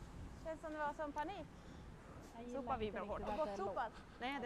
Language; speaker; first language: Swedish; native; Swedish